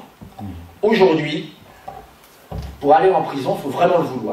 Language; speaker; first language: French; native; French